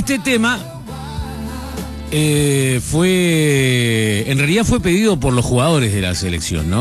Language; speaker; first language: Spanish; native; Spanish